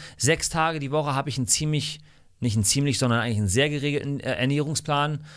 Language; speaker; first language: German; non-native, fluent; English